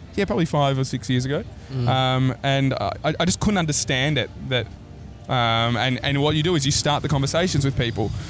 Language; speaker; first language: English; native; English